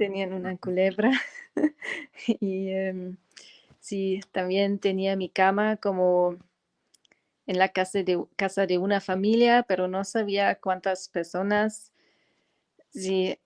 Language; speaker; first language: Spanish; non-native, fluent; German